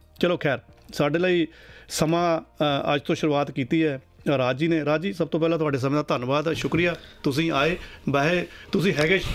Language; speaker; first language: Punjabi; native; Punjabi